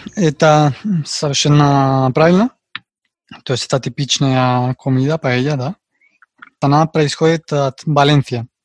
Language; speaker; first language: Russian; non-native, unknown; Spanish